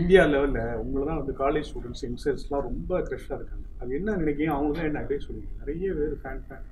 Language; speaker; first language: Tamil; native; Tamil